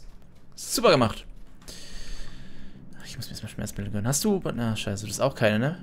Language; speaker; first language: German; native; German